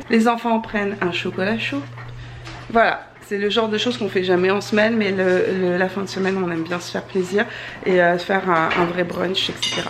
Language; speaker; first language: French; native; French